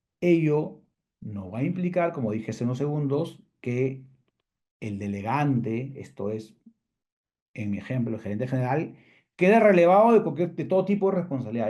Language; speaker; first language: Spanish; native; Spanish